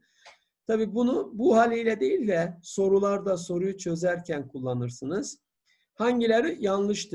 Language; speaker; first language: Turkish; native; Turkish